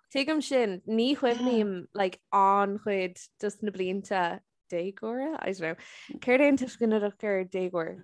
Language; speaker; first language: Irish; non-native, local second language; English